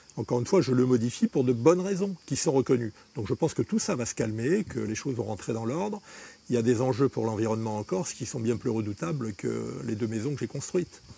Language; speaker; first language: French; native; French